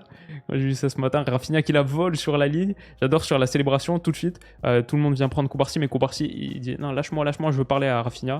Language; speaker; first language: French; native; French